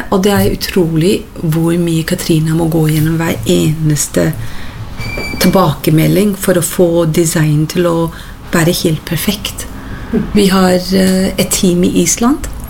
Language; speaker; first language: Norwegian; non-native, fluent; English